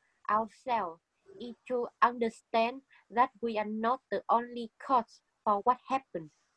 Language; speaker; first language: English; non-native, learner; Vietnamese